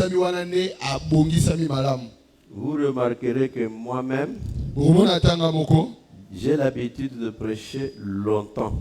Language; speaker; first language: French; non-native, local second language; Luba-Lulua